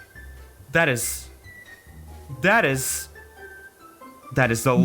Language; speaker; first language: English; non-native, fluent; Norwegian